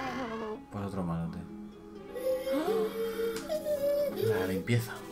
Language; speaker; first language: Spanish; native; Spanish